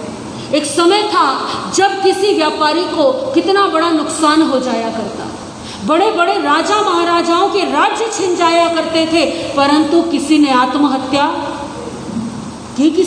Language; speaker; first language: Hindi; native; Hindi